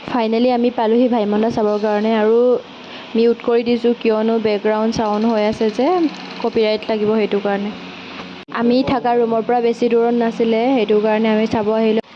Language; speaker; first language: Assamese; non-native, local second language; Mising